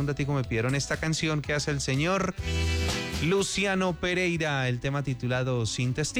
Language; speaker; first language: Spanish; native; Spanish